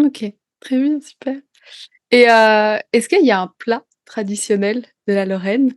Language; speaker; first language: French; native; French